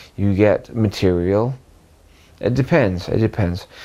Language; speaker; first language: English; native; English